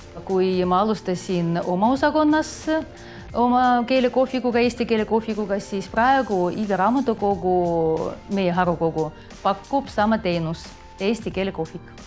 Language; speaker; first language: Estonian; non-native, fluent; Russian